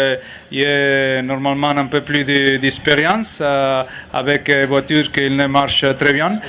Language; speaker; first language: French; non-native, learner; Spanish